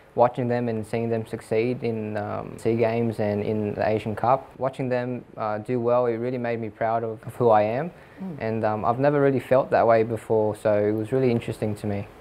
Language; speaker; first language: English; native; English